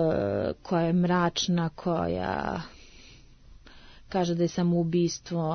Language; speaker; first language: Serbian; native; Serbian